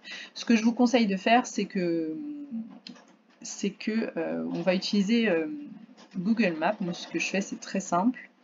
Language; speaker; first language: French; native; French